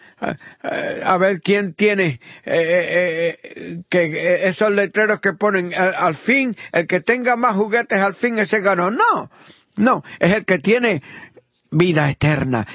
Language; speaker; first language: Spanish; non-native, fluent; Italian